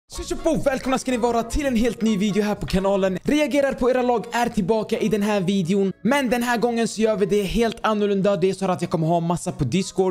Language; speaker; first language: Swedish; native; Swedish